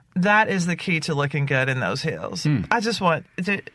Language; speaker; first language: English; native; English